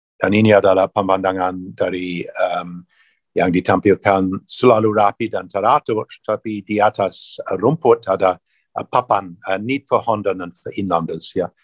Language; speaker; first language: Indonesian; non-native, fluent; English